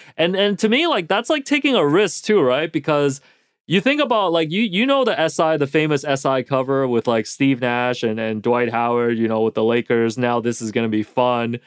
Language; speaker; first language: English; native; English